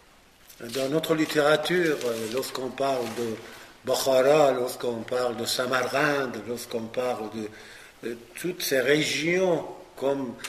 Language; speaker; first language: French; non-native, fluent; Persian